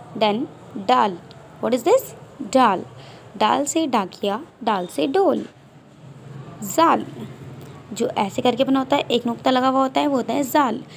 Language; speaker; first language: Urdu; native; Urdu